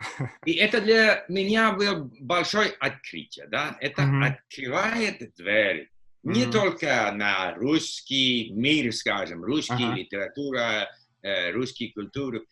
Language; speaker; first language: Russian; non-native, fluent; English